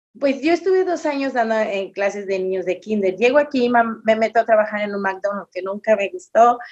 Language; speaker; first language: Spanish; native; Spanish